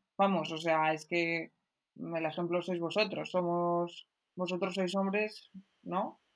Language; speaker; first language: Spanish; native; Spanish